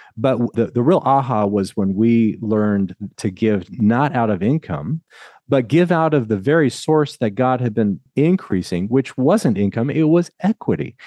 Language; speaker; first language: English; native; English